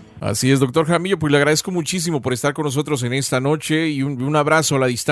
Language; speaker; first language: Spanish; native; Spanish